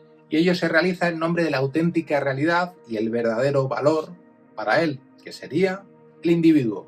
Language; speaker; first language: Spanish; native; Spanish